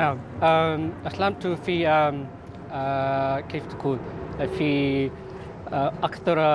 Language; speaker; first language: Arabic; non-native, learner; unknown